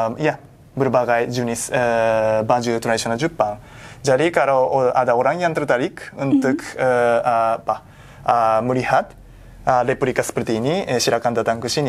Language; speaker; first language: Indonesian; non-native, fluent; Japanese